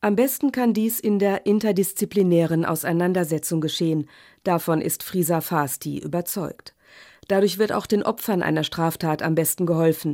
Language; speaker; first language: German; native; German